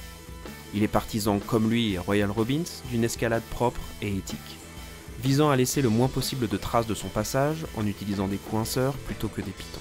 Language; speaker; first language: French; native; French